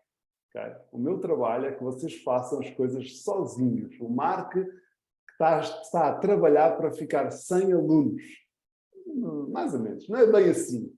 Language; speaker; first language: Portuguese; early bilingual, heritage; Portuguese